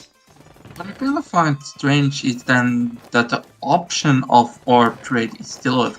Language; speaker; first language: English; non-native, fluent; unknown